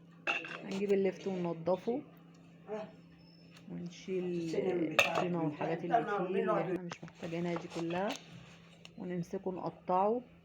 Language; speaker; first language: Arabic; native; Arabic